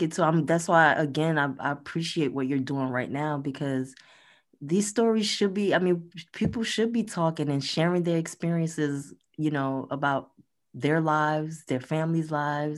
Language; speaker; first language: English; native; English